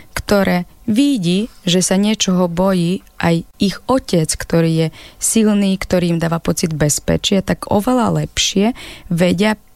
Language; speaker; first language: Slovak; non-native, fluent; Ukrainian